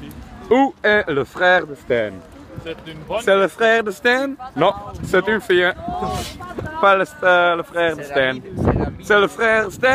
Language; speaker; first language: French; non-native, learner; Dutch